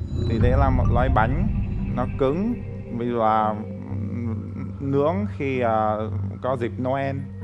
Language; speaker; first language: Vietnamese; non-native, fluent; Czech